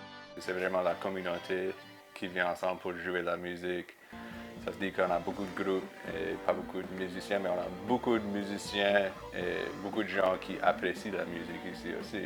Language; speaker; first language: French; non-native, local second language; English